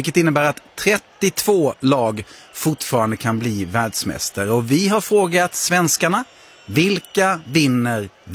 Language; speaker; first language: Swedish; native; Swedish